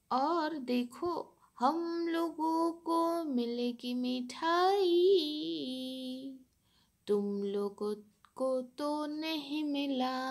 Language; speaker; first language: Hindi; non-native, local second language; Bangla